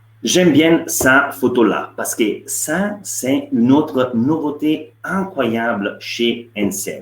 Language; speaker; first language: French; non-native, fluent; Italian